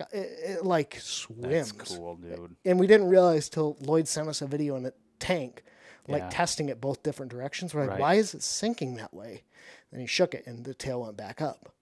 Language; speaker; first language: English; native; English